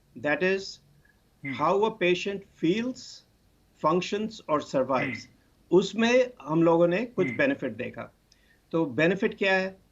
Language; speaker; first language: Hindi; non-native, local second language; Bangla